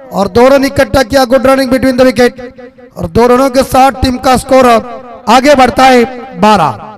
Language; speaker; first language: Hindi; non-native, local second language; Marathi